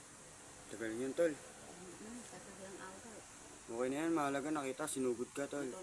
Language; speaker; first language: Filipino; native; Filipino